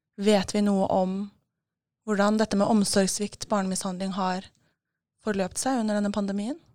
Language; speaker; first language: Norwegian; native; Norwegian